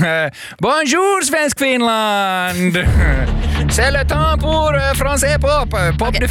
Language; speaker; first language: French; non-native, learner; Swedish